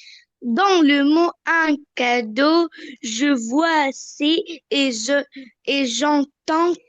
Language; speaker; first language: French; non-native, learner; Arabic